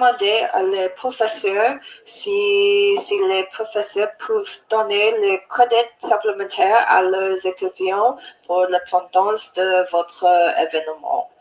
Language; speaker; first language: French; non-native, learner; English